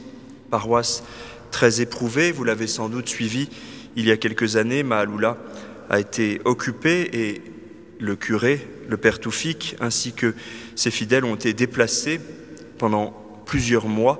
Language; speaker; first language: French; native; French